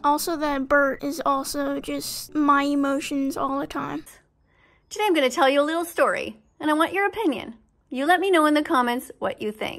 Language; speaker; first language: English; native; English